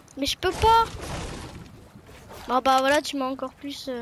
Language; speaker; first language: French; native; French